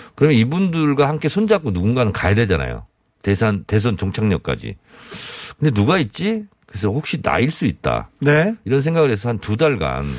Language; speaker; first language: Korean; native; Korean